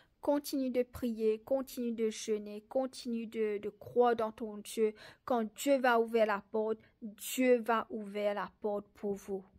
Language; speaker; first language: French; non-native, local second language; Morisyen